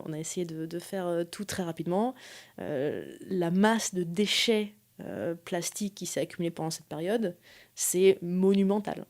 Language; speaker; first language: French; native; French